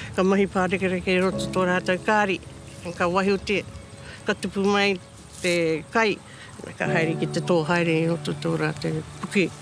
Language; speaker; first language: Māori; native; Māori